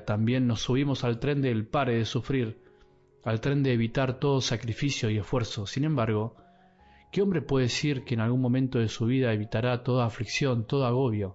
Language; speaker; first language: Spanish; native; Spanish